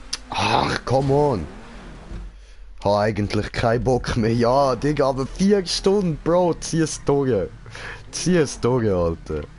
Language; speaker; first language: German; native; German